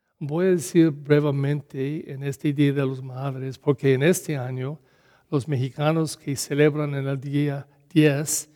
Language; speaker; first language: Spanish; non-native, learner; English